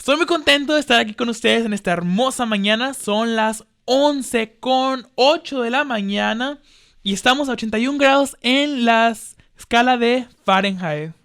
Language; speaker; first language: Spanish; early bilingual, heritage; Spanish